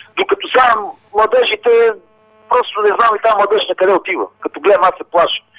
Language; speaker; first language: Bulgarian; non-native, local second language; Romany